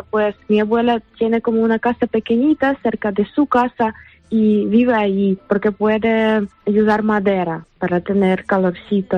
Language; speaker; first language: Spanish; non-native, learner; Ukrainian